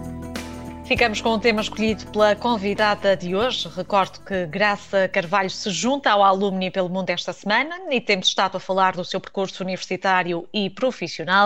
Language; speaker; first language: Portuguese; native; Portuguese